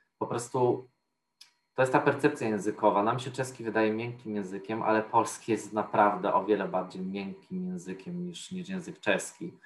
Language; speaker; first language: Polish; native; Polish